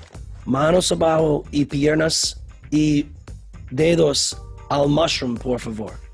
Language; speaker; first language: Spanish; non-native, learner; English